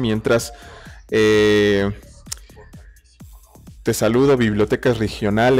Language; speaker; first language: Spanish; native; Spanish